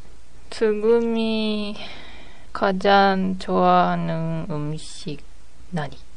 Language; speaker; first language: Korean; non-native, learner; Japanese